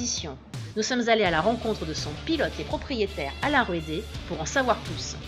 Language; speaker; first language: French; native; French